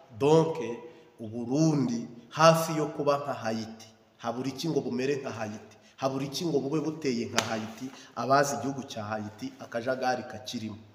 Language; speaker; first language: Kinyarwanda; native; Kinyarwanda